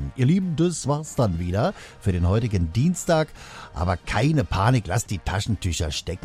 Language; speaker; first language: German; native; German